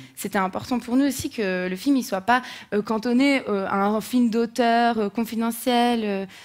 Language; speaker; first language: French; native; French